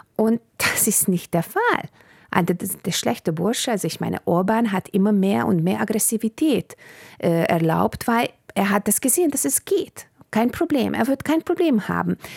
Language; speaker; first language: German; non-native, fluent; Bulgarian